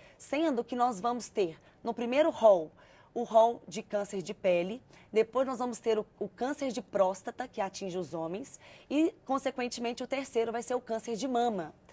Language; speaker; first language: Portuguese; native; Portuguese